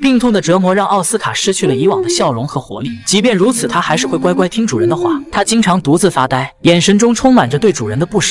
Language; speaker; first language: Chinese; native; Chinese